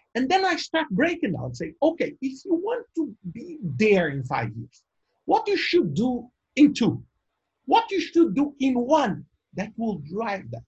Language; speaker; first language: English; non-native, fluent; Portuguese